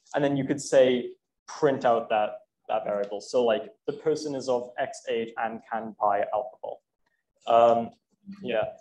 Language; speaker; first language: English; native; English